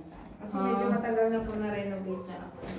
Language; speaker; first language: Filipino; native; Filipino